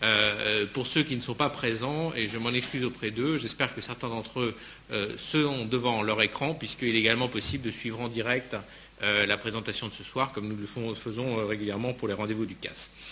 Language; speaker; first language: French; native; French